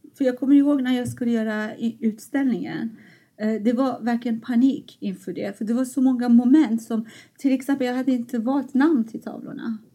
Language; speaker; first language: Swedish; non-native, fluent; Persian